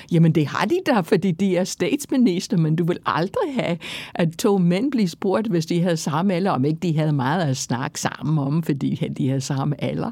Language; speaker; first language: Danish; non-native, fluent; English